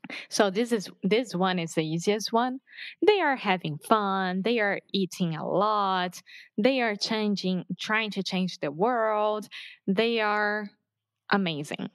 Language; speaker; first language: English; non-native, fluent; Portuguese